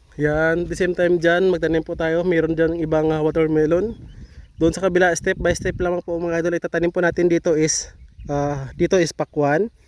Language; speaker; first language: Filipino; non-native, local second language; Hiligaynon